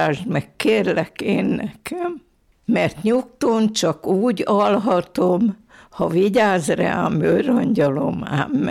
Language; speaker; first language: Hungarian; native; Hungarian